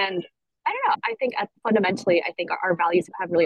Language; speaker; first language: English; native; English